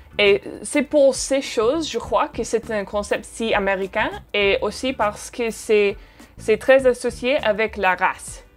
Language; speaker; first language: French; non-native, fluent; English